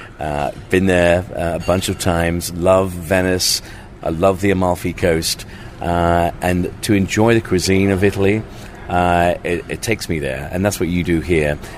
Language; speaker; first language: English; native; English